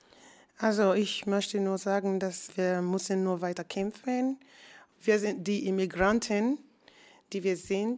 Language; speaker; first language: German; non-native, fluent; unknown